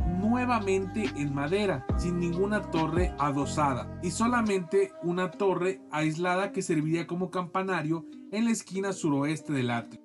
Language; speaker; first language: Spanish; native; Spanish